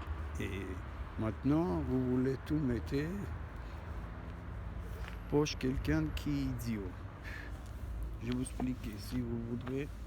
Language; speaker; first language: French; non-native, learner; Armenian